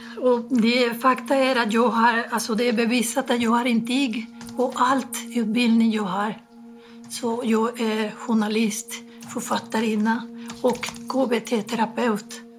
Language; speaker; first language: Swedish; non-native, fluent; Spanish